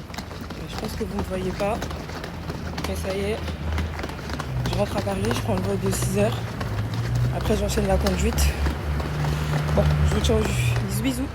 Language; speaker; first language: French; native; French